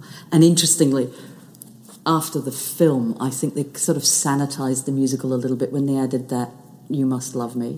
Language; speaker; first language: English; native; English